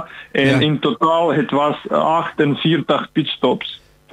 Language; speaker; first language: Dutch; non-native, learner; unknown